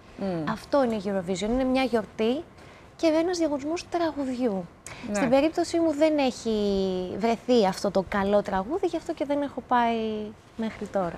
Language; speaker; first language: Greek; early bilingual, other home language; Romanian